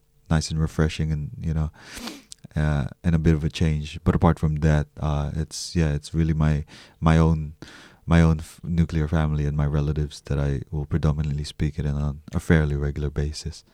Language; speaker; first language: English; early bilingual, other home language; Chavacano